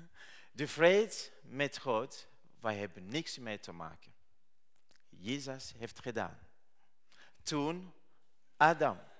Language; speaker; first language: Dutch; non-native, learner; Rundi